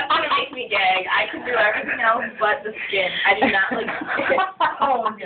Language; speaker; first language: English; native; English